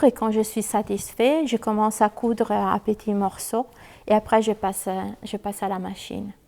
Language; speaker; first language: French; non-native, fluent; Italian